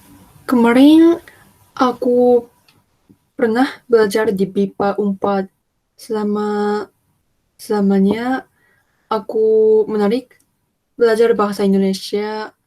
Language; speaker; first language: Indonesian; non-native, learner; Japanese